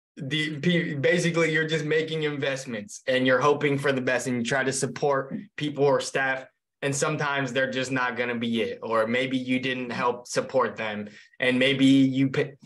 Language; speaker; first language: English; native; English